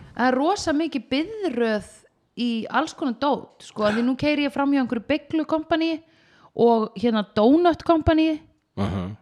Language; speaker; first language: Icelandic; native; Icelandic